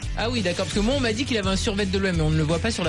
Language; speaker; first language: French; native; French